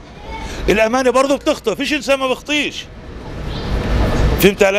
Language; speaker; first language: Arabic; native; Arabic